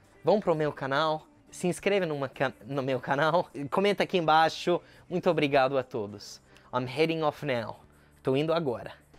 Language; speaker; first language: Portuguese; native; Portuguese